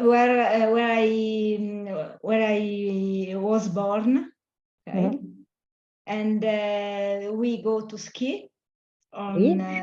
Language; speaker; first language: English; non-native, learner; Italian